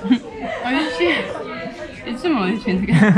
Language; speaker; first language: Japanese; non-native, learner; Ukrainian